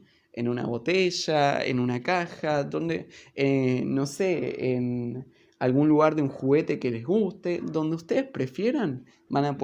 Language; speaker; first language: Spanish; native; Spanish